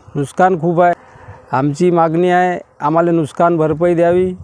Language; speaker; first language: Marathi; native; Marathi